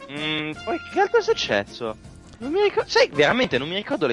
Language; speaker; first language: Italian; native; Italian